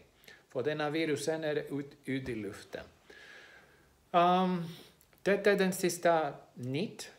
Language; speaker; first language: Swedish; non-native, fluent; Greek